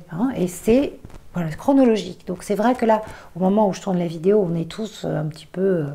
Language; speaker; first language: French; native; French